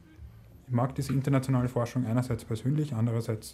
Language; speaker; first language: German; native; German